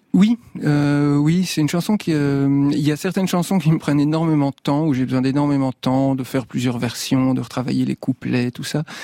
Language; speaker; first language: French; native; French